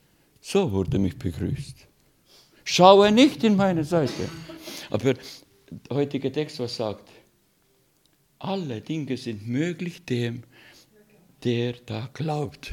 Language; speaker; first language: German; non-native, fluent; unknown